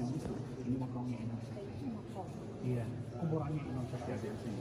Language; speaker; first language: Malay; non-native, fluent; Arabic